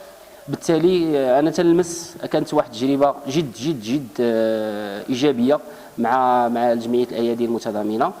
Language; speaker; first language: Arabic; native; Arabic